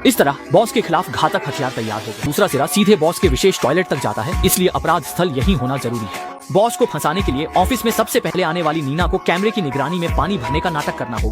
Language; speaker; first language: Hindi; native; Hindi